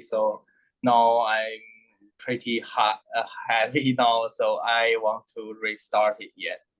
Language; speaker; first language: English; non-native, learner; Thai